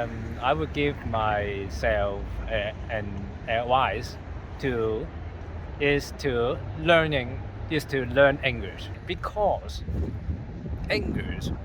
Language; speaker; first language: English; non-native, learner; Cantonese